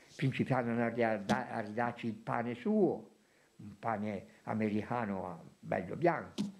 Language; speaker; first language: Italian; native; Italian